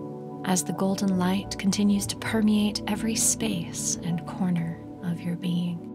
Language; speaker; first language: English; native; English